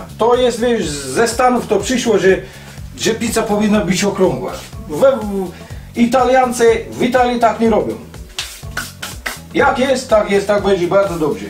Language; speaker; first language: Polish; non-native, learner; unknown